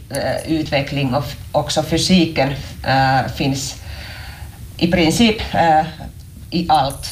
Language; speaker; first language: Swedish; non-native, local second language; Finnish